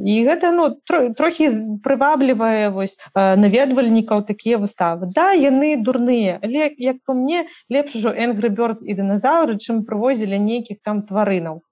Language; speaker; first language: Belarusian; native; Belarusian